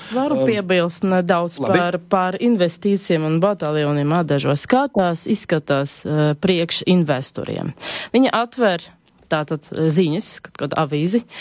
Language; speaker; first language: Latvian; non-native, local second language; Russian